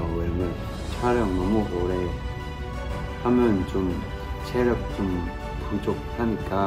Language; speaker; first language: Korean; non-native, learner; Cantonese